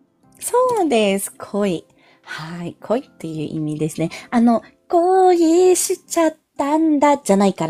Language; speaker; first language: Japanese; non-native, fluent; Filipino